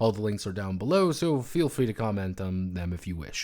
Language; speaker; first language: English; native; English